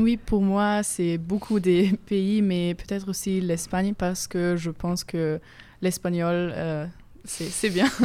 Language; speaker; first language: French; non-native, fluent; German